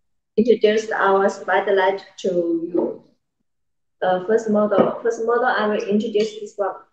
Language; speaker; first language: English; non-native, learner; Chinese